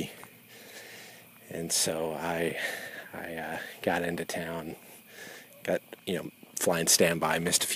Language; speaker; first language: English; native; English